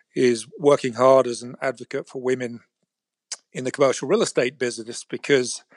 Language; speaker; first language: English; native; English